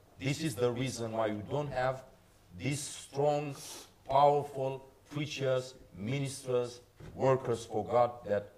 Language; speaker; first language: English; non-native, fluent; Romanian